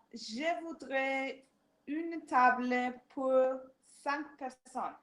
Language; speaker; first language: French; non-native, learner; English